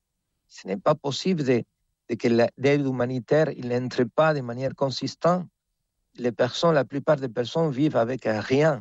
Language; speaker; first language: French; non-native, fluent; Spanish